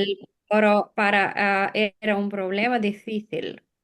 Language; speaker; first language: Spanish; non-native, learner; Russian